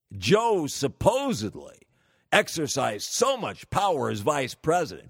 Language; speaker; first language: English; native; English